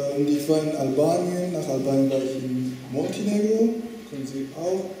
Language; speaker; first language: German; non-native, learner; Somali